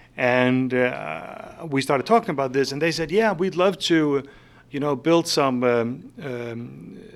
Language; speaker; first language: English; non-native, fluent; Faroese